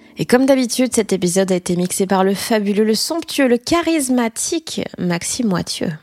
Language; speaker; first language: French; native; French